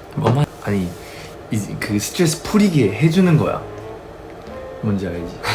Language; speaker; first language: Korean; non-native, fluent; Chinese